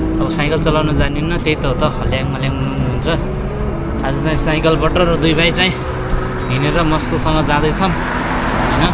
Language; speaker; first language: Nepali; native; Nepali